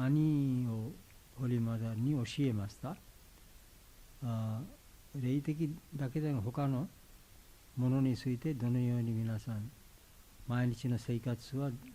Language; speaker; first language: Japanese; non-native, learner; Bangla